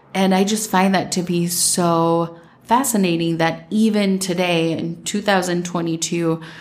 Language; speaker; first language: English; early bilingual, other home language; Spanish